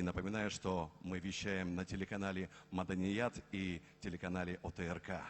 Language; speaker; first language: Russian; native; Russian